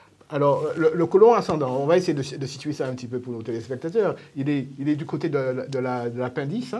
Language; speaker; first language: French; native; French